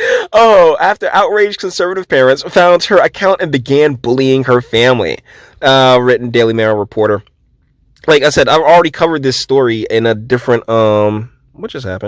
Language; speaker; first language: English; native; English